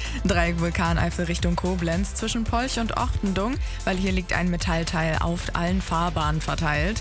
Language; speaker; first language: German; native; German